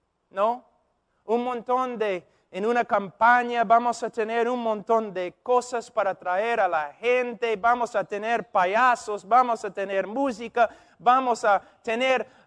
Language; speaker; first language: Spanish; non-native, fluent; English